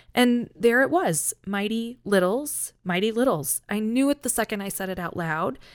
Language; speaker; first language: English; native; English